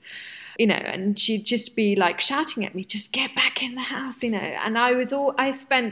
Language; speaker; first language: English; non-native, local second language; Bangla